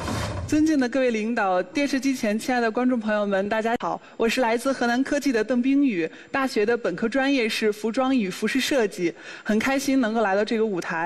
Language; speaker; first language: Chinese; native; Chinese